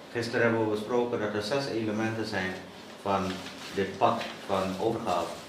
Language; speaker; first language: Dutch; native; Dutch